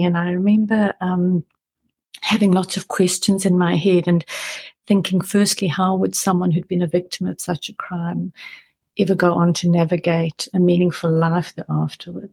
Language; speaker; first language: English; native; English